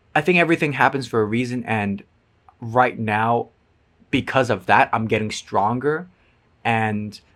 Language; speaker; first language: English; non-native, fluent; Cantonese